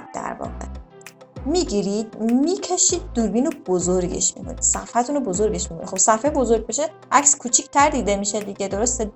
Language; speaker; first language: Persian; native; Persian